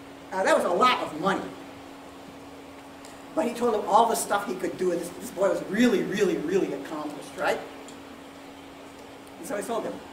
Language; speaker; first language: English; native; English